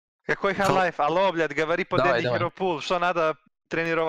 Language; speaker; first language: Russian; non-native, learner; Serbian